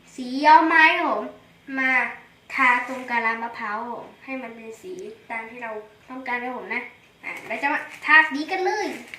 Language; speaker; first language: Thai; native; Thai